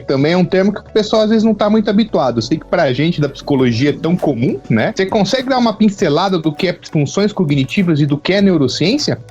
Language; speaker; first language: Portuguese; native; Portuguese